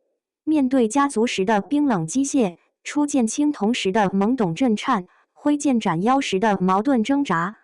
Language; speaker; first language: Chinese; native; Chinese